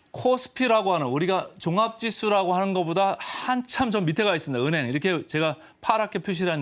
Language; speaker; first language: Korean; native; Korean